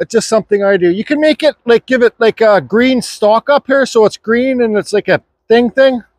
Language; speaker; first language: English; native; English